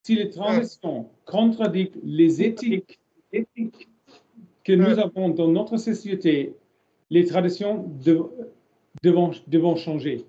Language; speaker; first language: French; non-native, learner; German